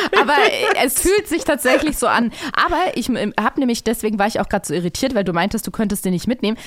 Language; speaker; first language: German; native; German